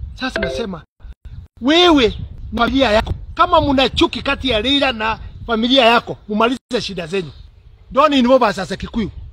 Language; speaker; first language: Swahili; native; Swahili